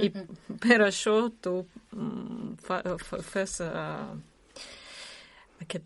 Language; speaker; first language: Catalan; non-native, learner; Russian